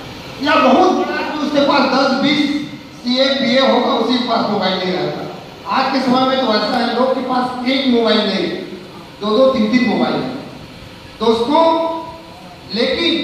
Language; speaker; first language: Hindi; native; Hindi